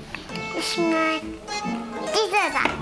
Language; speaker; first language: German; non-native, learner; Korean